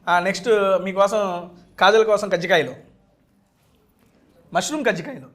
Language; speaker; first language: Telugu; native; Telugu